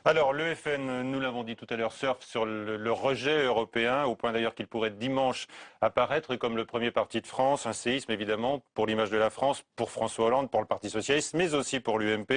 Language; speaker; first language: French; native; French